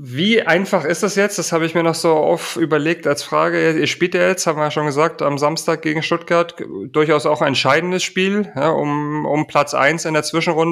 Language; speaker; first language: German; native; German